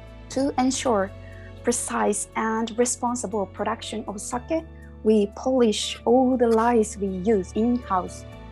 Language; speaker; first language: English; non-native, fluent; Japanese